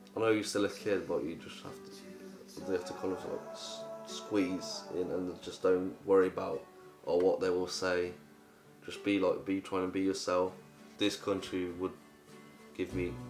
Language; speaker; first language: English; early bilingual, other home language; Polish